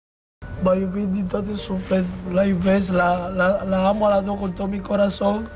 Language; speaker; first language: Romanian; non-native, fluent; Spanish